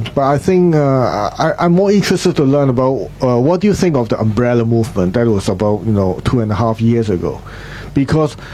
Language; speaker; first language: English; non-native, local second language; Cantonese